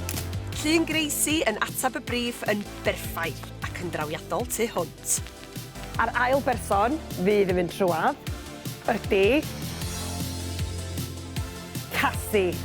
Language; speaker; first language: Welsh; native; Welsh